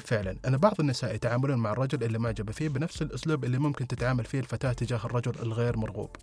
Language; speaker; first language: Arabic; native; Arabic